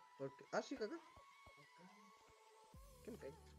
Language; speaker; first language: Spanish; native; Spanish